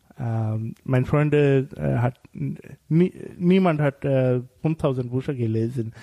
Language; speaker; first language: German; non-native, learner; Bangla